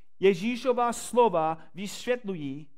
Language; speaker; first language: Czech; non-native, fluent; English